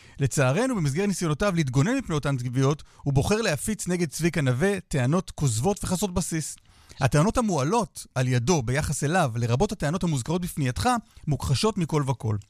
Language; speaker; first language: Hebrew; native; Hebrew